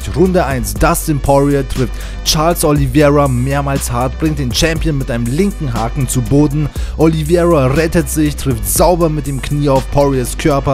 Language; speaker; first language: German; native; German